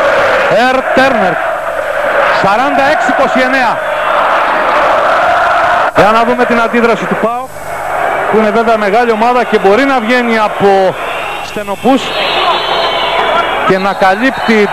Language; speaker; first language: Greek; native; Greek